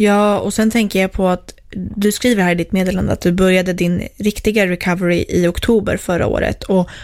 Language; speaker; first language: Swedish; native; Swedish